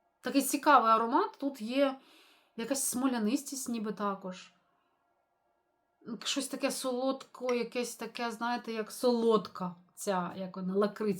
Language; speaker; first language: Ukrainian; native; Ukrainian